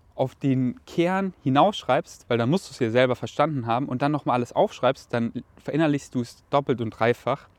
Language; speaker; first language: German; native; German